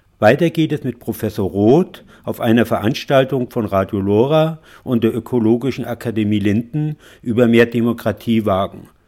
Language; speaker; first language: German; native; German